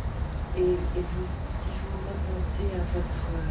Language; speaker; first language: French; non-native, fluent; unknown